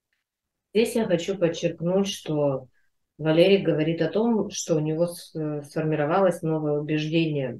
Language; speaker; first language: Russian; native; Russian